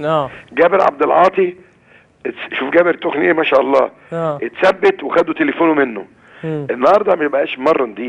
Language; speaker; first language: Arabic; native; Arabic